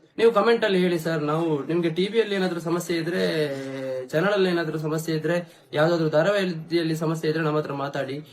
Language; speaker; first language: Kannada; non-native, local second language; Tulu